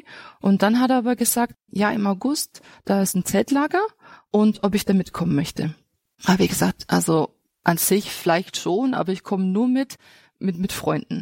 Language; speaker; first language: German; native; German